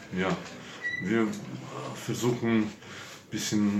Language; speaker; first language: German; non-native, fluent; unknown